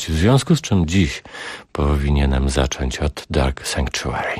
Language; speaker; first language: Polish; native; Polish